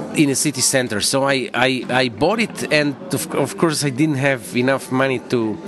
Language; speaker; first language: English; non-native, fluent; Croatian